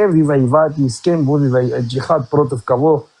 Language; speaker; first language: Russian; non-native, learner; Kurdish